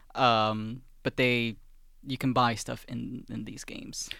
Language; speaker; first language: English; early bilingual, other home language; Swedish